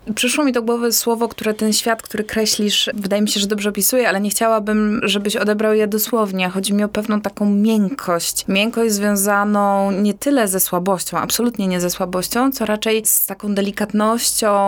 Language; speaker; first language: Polish; native; Polish